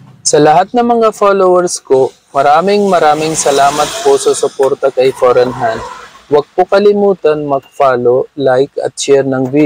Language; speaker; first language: Filipino; non-native, learner; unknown